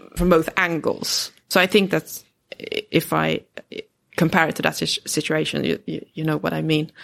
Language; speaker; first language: English; early bilingual, other home language; Swedish